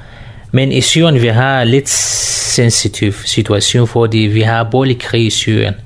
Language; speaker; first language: Danish; non-native, learner; Kurdish